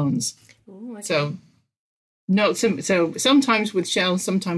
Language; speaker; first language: English; native; English